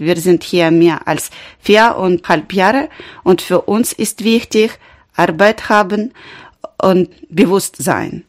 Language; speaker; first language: German; non-native, learner; Ukrainian